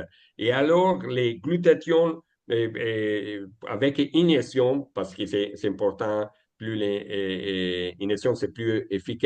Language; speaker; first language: French; non-native, learner; Italian